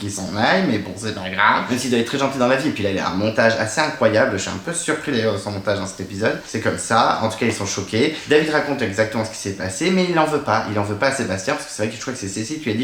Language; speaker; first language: French; native; French